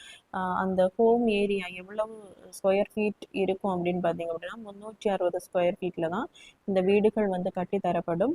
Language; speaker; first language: Tamil; native; Tamil